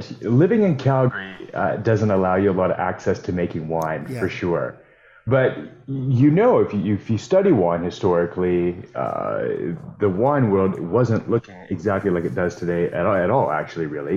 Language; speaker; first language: English; native; English